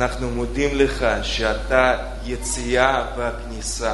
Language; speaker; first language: Hebrew; non-native, fluent; Russian